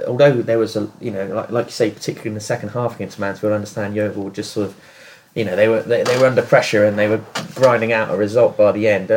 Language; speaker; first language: English; native; English